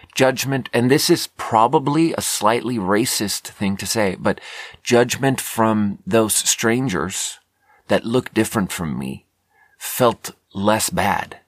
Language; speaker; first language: English; non-native, fluent; Swedish